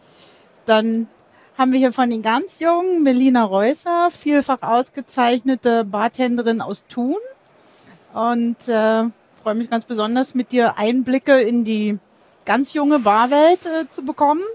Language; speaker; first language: German; native; German